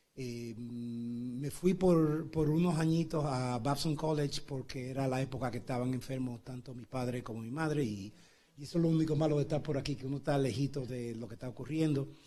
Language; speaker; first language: Spanish; native; Spanish